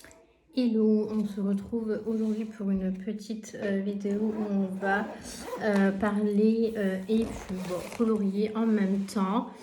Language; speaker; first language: French; native; French